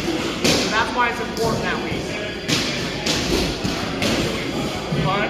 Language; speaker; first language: English; native; English